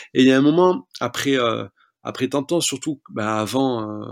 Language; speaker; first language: French; native; French